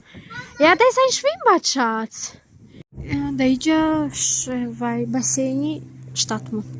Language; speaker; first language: German; non-native, fluent; Tajik